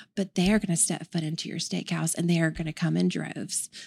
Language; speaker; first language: English; native; English